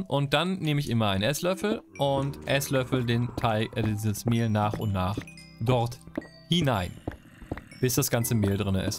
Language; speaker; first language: German; native; German